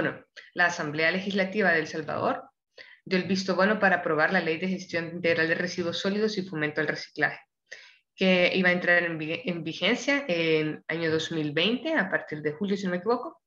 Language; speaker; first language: Spanish; native; Spanish